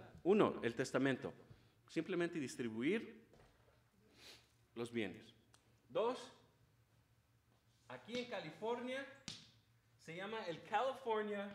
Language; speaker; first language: Spanish; early bilingual, heritage; Spanish